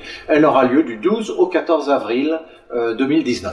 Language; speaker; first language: French; native; French